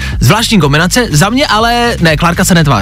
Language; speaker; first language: Czech; native; Czech